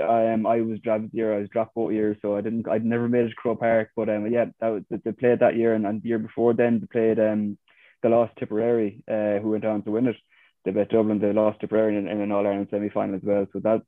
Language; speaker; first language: English; native; English